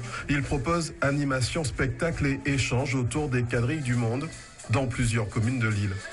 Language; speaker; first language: French; native; French